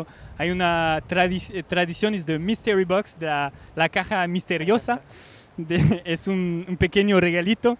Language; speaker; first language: Spanish; non-native, fluent; French